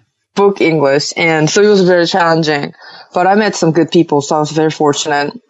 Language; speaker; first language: English; non-native, fluent; Korean